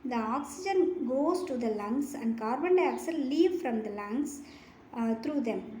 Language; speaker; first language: English; non-native, local second language; Tamil